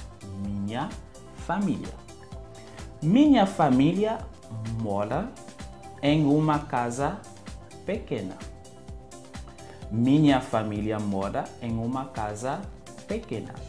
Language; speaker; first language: Portuguese; non-native, fluent; Haitian Creole